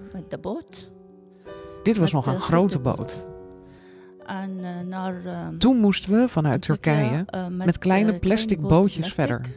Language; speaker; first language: Dutch; non-native, learner; Arabic